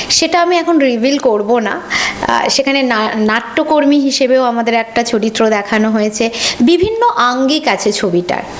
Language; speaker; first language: Bangla; native; Bangla